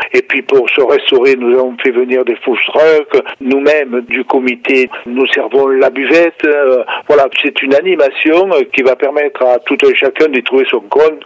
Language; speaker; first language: French; native; French